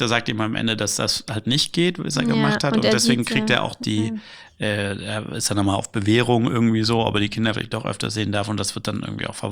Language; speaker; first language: German; native; German